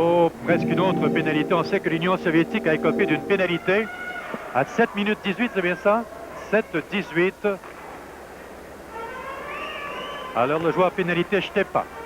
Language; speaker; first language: French; native; French